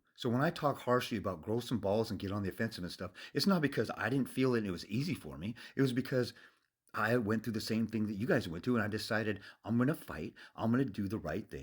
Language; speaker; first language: English; native; English